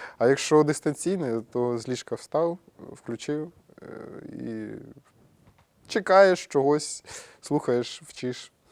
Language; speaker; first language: Ukrainian; native; Ukrainian